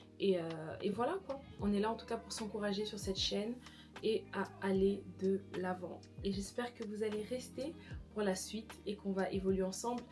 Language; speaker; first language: French; native; French